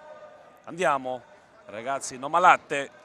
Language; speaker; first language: Italian; non-native, learner; English